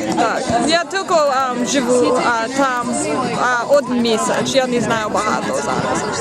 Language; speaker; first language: Ukrainian; non-native, learner; English